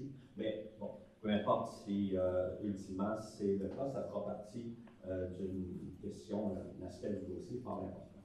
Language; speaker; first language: French; native; French